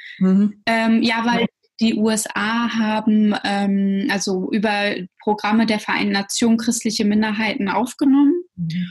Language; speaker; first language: German; early bilingual, other home language; Russian